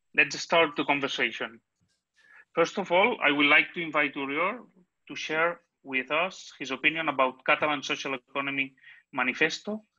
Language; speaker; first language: English; non-native, fluent; Catalan